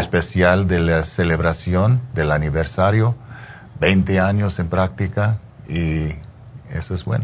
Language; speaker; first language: Spanish; early bilingual, heritage; English